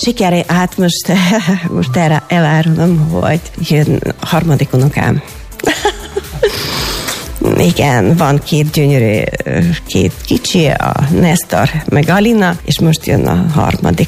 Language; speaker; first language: Hungarian; non-native, fluent; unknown